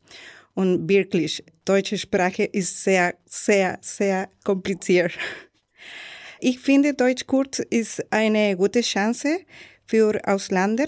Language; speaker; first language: German; non-native, learner; Spanish